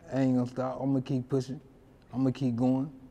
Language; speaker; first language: English; native; English